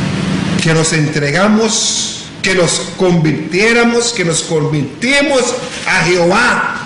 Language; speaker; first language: Spanish; non-native, local second language; English